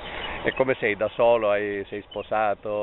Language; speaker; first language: Italian; native; Italian